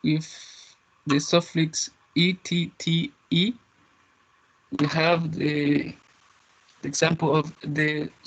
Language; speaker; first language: English; non-native, learner; Spanish